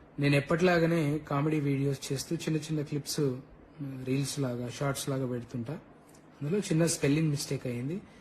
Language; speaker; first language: Telugu; native; Telugu